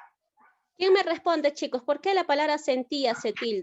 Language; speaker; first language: Spanish; native; Spanish